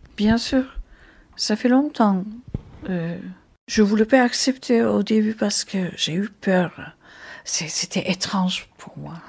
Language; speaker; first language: French; non-native, fluent; Turkish